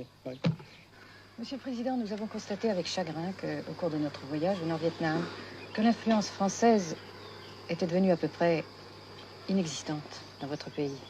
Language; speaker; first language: French; native; French